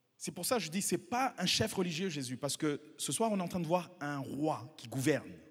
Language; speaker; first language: French; non-native, local second language; Kinyarwanda